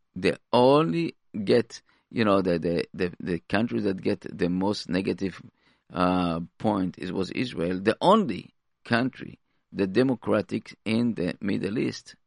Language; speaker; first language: English; non-native, fluent; Hebrew